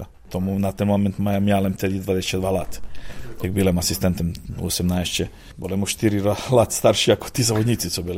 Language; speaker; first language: Polish; non-native, learner; Serbian